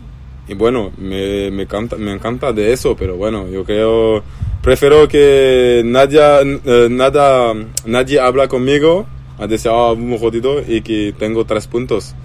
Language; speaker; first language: Spanish; non-native, learner; French